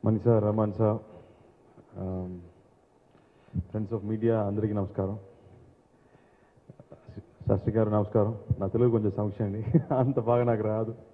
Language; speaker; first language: Telugu; non-native, learner; Tamil